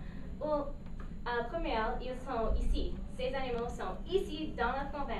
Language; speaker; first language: French; non-native, local second language; English